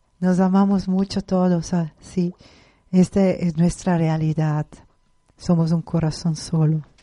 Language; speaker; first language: Spanish; non-native, fluent; Italian